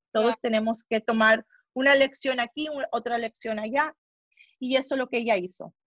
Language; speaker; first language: Spanish; early bilingual, heritage; Spanish